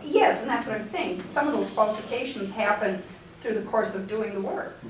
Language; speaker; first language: English; native; English